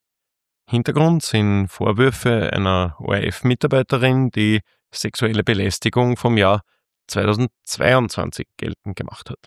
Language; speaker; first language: German; native; German